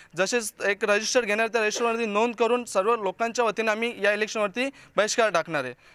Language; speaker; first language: Marathi; native; Marathi